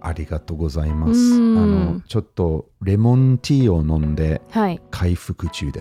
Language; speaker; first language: Japanese; non-native, learner; English